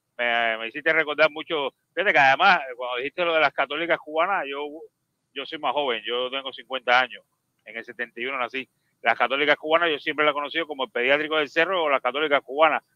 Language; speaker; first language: Spanish; native; Spanish